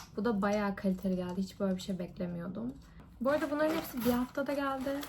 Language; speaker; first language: Turkish; early bilingual, heritage; Turkish